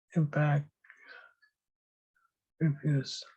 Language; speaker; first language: English; non-native, fluent; Indonesian